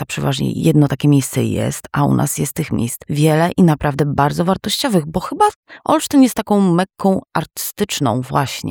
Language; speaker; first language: Polish; native; Polish